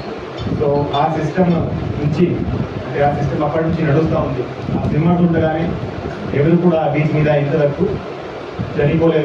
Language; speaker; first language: Telugu; native; Telugu